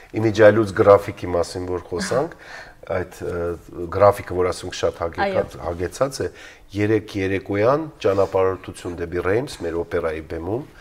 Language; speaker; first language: Armenian; native; Armenian